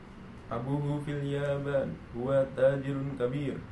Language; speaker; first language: Arabic; non-native, learner; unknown